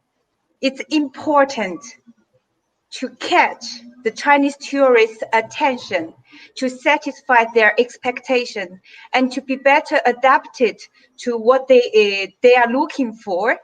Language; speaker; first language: English; non-native, fluent; Chinese